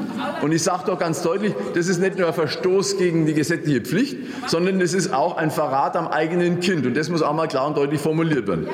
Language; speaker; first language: German; native; German